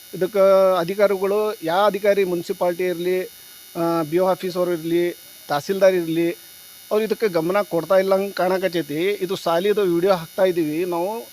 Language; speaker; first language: Kannada; non-native, local second language; Urdu